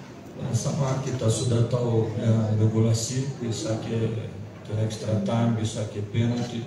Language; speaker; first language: Indonesian; non-native, learner; Portuguese